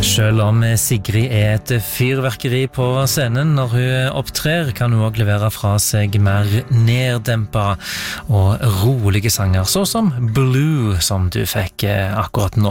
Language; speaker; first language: Norwegian; native; Norwegian